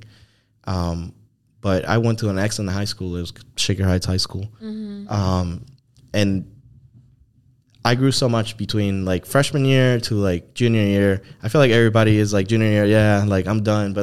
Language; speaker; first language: English; non-native, fluent; Spanish